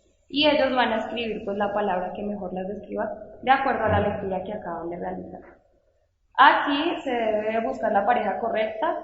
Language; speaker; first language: Spanish; native; Spanish